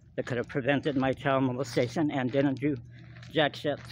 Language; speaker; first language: English; native; English